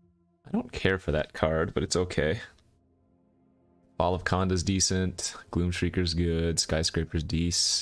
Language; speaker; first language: English; native; English